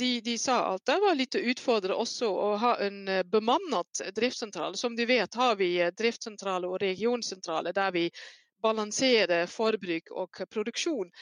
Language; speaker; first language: Norwegian; non-native, fluent; Dutch